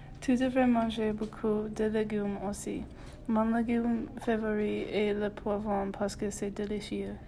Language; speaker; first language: French; non-native, learner; English